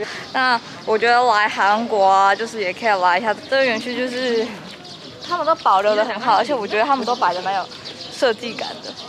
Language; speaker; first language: Chinese; native; Chinese